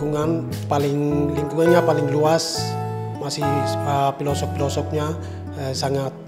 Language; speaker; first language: Indonesian; non-native, local second language; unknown